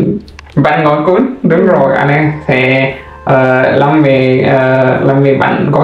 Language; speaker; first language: Vietnamese; non-native, learner; French